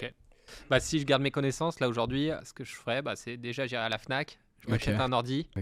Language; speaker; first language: French; native; French